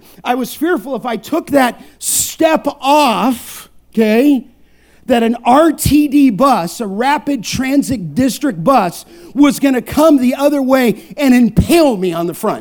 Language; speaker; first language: English; native; English